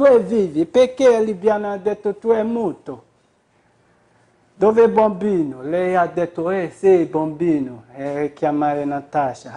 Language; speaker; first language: Italian; non-native, learner; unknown